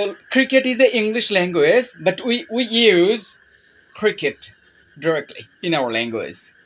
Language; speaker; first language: English; non-native, learner; Bangla